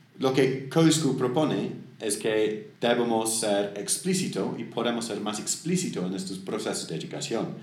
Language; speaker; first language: Spanish; non-native, fluent; English